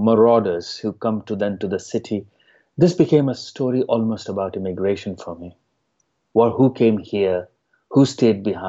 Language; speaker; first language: English; non-native, local second language; Hindi